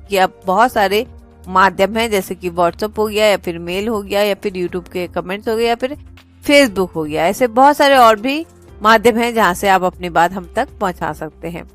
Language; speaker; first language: Hindi; native; Hindi